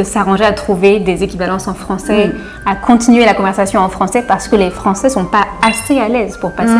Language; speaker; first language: French; native; French